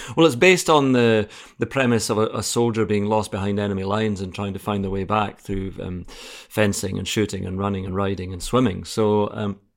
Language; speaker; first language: English; native; English